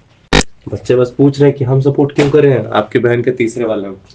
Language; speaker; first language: Hindi; native; Hindi